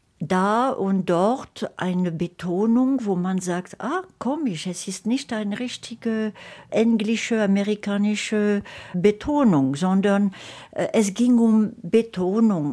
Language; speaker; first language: German; non-native, fluent; French